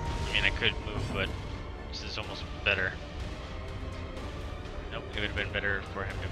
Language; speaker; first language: English; native; English